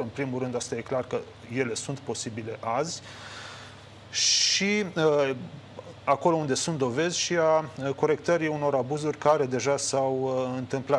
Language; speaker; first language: Romanian; native; Romanian